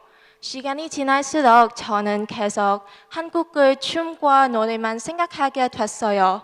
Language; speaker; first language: Korean; non-native, learner; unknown